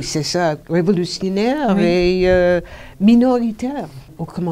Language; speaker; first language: French; non-native, fluent; English